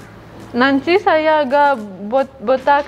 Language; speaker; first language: Indonesian; non-native, learner; Russian